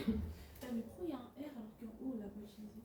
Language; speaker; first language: French; native; French